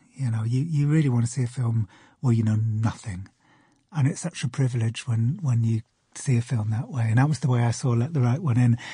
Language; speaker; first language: English; native; English